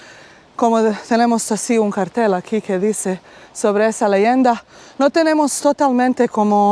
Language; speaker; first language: Spanish; non-native, fluent; Bosnian